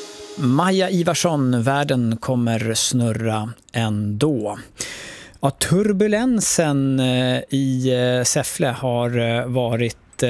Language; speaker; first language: Swedish; native; Swedish